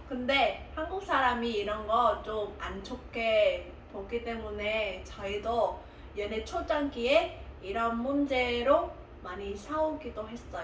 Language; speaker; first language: Korean; non-native, fluent; Vietnamese